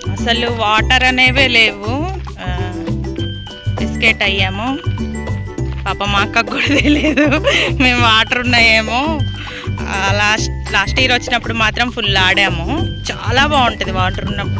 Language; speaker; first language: Telugu; native; Telugu